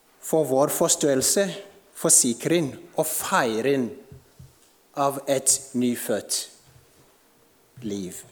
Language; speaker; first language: Norwegian; non-native, fluent; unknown